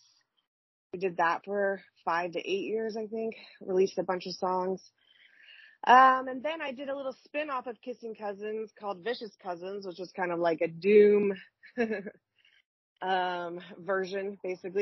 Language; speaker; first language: English; native; English